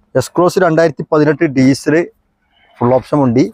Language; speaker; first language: Malayalam; native; Malayalam